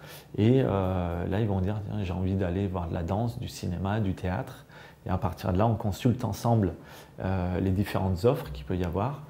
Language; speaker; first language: French; native; French